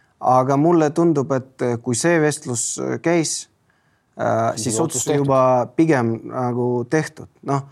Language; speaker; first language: Estonian; non-native, local second language; Russian